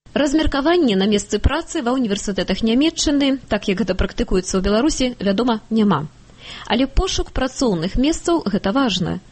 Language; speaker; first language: Belarusian; native; Belarusian